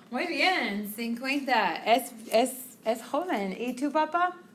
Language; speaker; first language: Spanish; non-native, fluent; English